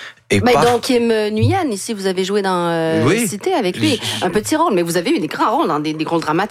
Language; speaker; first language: French; native; French